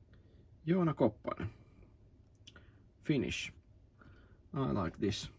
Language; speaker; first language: English; non-native, learner; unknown